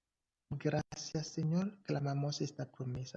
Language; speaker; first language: Spanish; non-native, fluent; English